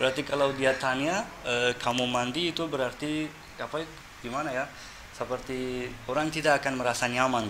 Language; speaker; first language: Indonesian; non-native, fluent; Persian